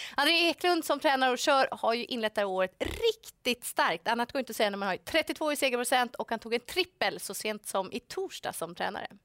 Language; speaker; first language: Swedish; native; Swedish